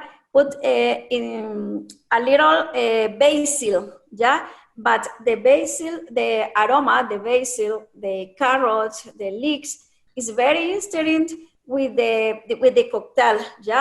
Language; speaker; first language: English; non-native, learner; Spanish